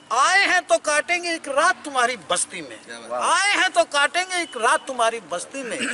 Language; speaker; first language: Hindi; native; Hindi